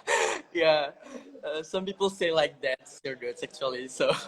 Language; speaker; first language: English; non-native, learner; Indonesian